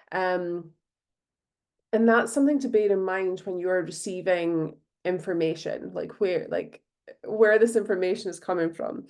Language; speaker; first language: English; native; English